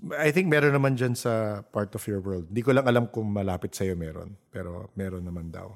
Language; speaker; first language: Filipino; native; Filipino